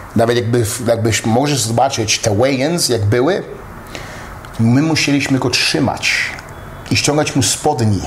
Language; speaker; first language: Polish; early bilingual, heritage; Polish